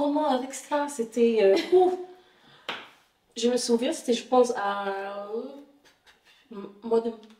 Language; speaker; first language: French; non-native, fluent; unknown